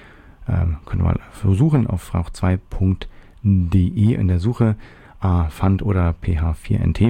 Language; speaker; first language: German; native; German